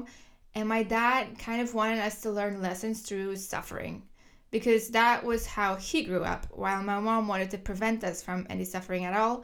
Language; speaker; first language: English; non-native, fluent; Dutch